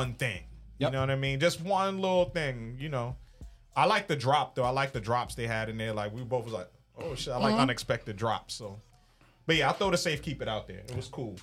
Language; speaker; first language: English; early bilingual, other home language; Spanish